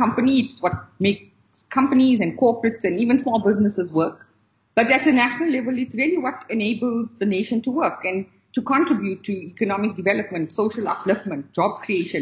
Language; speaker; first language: English; native; English